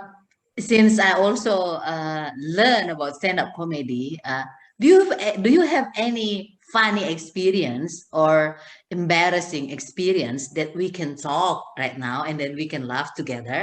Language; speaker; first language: English; non-native, fluent; Indonesian